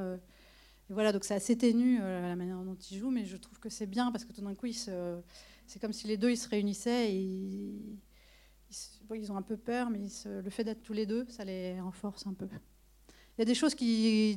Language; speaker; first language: French; native; French